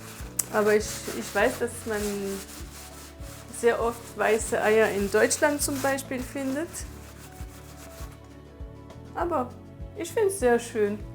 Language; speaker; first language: German; non-native, fluent; French